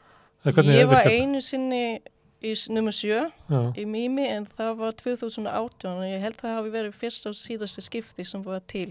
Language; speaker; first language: Icelandic; non-native, fluent; Swedish